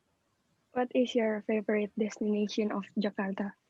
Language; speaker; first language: English; non-native, local second language; Indonesian